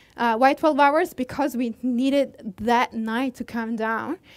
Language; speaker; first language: English; non-native, fluent; Italian